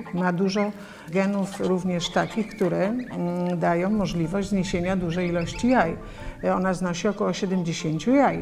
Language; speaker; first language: Polish; native; Polish